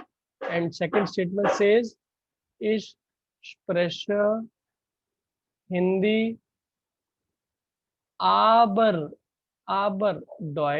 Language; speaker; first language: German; non-native, fluent; Hindi